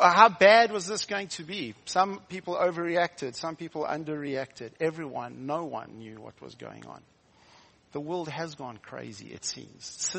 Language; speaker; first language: English; native; English